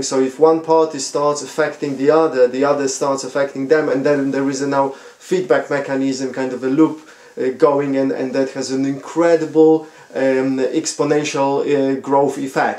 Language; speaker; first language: English; non-native, fluent; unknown